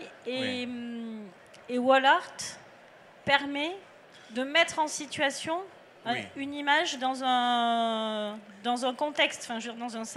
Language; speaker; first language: French; native; French